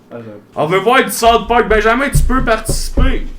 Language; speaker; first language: French; native; French